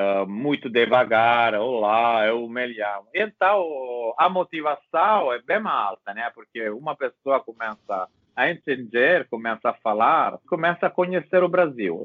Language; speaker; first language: Portuguese; non-native, learner; Italian